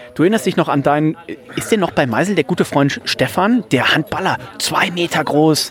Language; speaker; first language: German; native; German